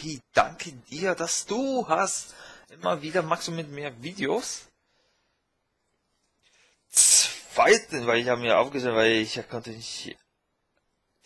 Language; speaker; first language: German; non-native, fluent; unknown